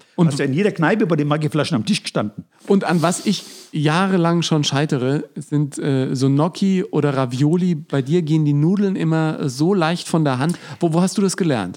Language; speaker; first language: German; native; German